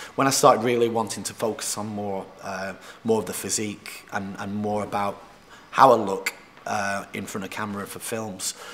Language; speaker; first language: English; native; English